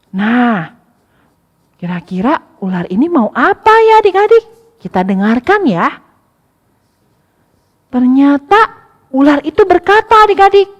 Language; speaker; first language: Indonesian; native; Indonesian